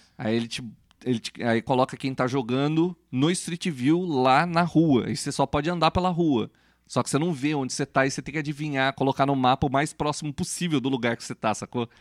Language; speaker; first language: Portuguese; native; Portuguese